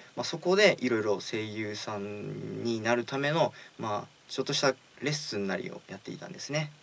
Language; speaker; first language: Japanese; native; Japanese